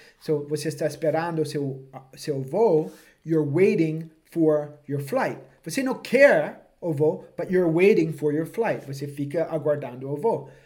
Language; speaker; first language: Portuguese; non-native, fluent; English